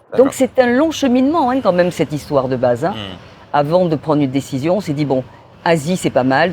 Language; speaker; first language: French; native; French